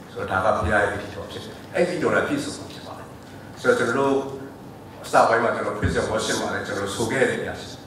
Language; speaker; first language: Burmese; non-native, local second language; S'gaw Karen